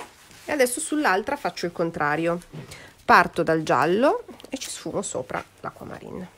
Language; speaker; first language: Italian; native; Italian